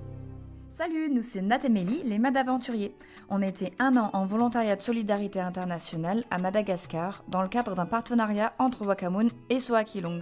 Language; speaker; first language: French; native; French